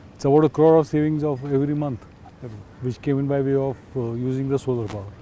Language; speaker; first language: English; non-native, local second language; Marathi